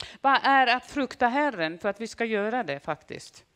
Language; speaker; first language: Swedish; non-native, fluent; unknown